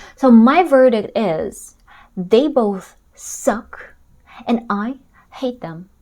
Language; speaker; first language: English; non-native, fluent; Russian